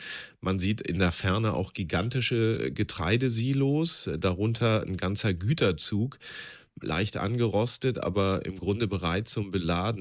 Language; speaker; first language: German; native; German